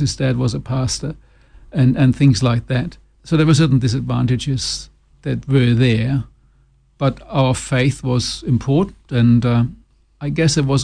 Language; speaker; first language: English; non-native, fluent; German